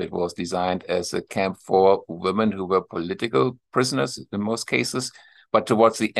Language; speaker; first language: English; non-native, fluent; German